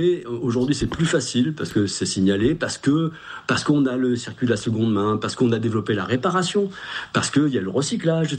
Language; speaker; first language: French; native; French